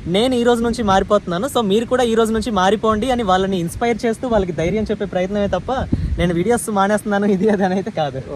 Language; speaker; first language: Telugu; native; Telugu